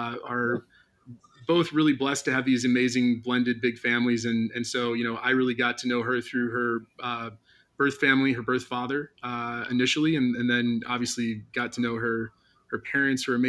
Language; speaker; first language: English; native; English